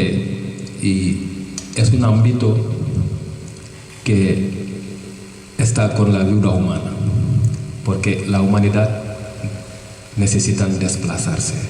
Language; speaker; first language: Spanish; non-native, fluent; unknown